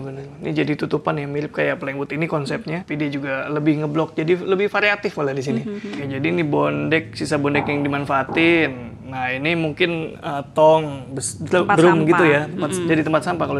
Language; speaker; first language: Indonesian; native; Indonesian